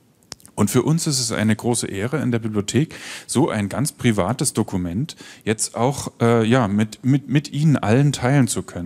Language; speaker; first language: German; native; German